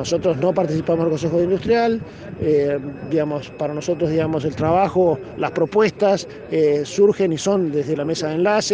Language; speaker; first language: Spanish; native; Spanish